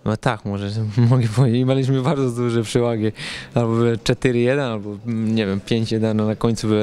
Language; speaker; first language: Polish; non-native, learner; Serbian